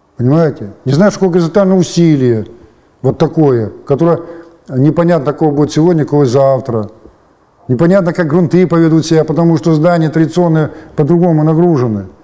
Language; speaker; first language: Russian; native; Russian